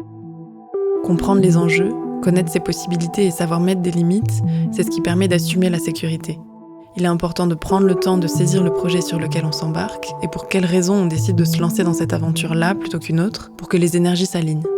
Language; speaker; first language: French; native; French